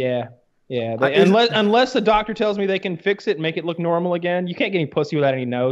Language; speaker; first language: English; native; English